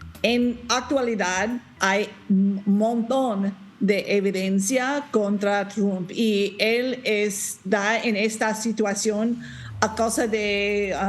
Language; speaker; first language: Spanish; non-native, learner; English